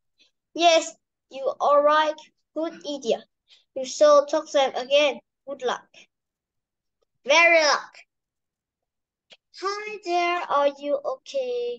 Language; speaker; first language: English; non-native, learner; Vietnamese